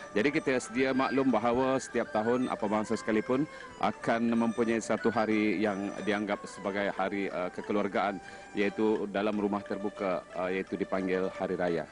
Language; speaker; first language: Malay; native; Malay